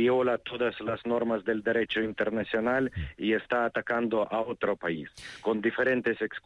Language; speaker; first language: Spanish; non-native, fluent; Ukrainian